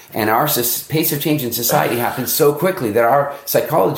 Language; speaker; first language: English; native; English